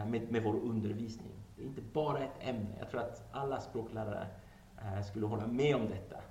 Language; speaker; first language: Swedish; non-native, fluent; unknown